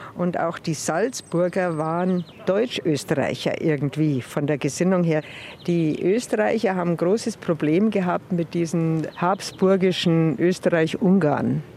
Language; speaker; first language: German; native; German